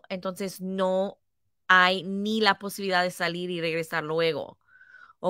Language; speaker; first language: Spanish; non-native, fluent; English